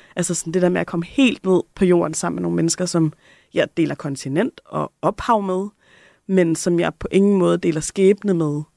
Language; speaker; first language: Danish; native; Danish